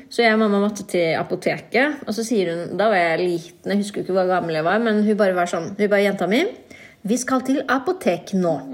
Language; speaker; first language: Norwegian; early bilingual, other home language; Turkish